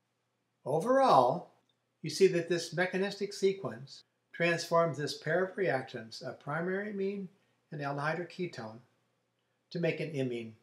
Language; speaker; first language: English; native; English